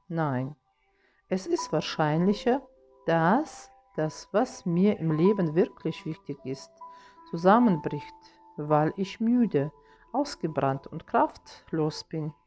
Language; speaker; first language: German; non-native, fluent; Russian